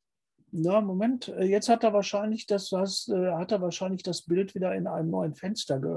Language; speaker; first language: German; native; German